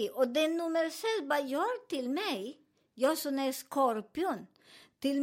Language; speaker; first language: Swedish; non-native, learner; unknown